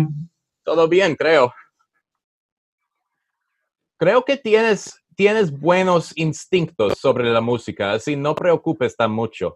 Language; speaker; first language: Spanish; non-native, learner; English